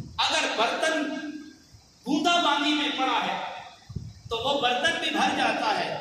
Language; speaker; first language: Urdu; non-native, local second language; Punjabi